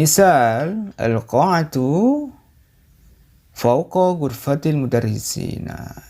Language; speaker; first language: Arabic; non-native, fluent; Indonesian